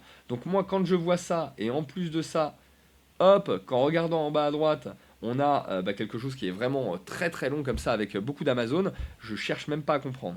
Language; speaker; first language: French; native; French